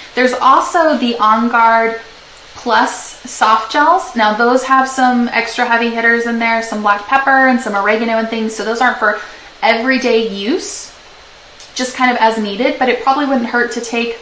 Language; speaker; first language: English; native; English